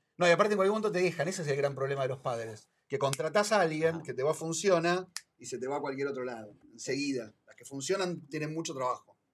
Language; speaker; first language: Spanish; native; Spanish